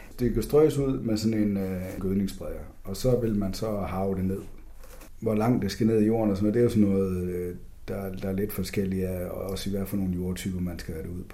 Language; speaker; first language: Danish; native; Danish